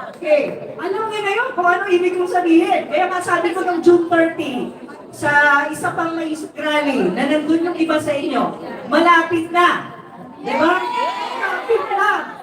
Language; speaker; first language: Filipino; non-native, local second language; Waray